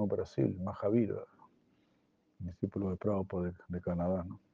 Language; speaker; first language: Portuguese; non-native, fluent; Spanish